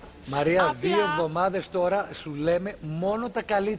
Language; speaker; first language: Greek; native; Greek